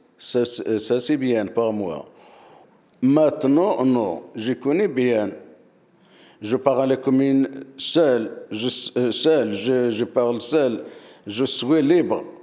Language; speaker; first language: French; non-native, learner; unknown